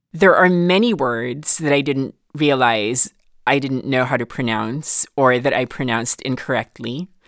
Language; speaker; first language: English; non-native, local second language; Filipino